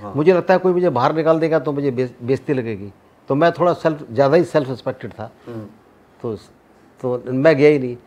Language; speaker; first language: Hindi; native; Hindi